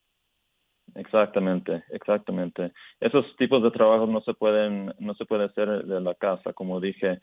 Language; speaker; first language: Spanish; early bilingual, heritage; Spanish